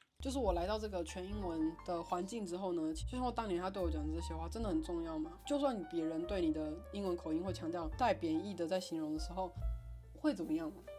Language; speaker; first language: Chinese; native; Chinese